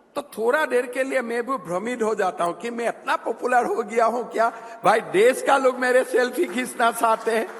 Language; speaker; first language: Hindi; non-native, local second language; Assamese